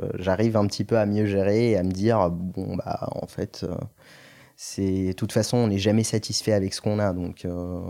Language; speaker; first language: French; non-native, local second language; Arabic